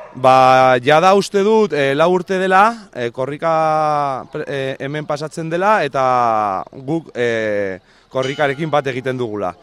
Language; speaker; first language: Basque; non-native, local second language; Spanish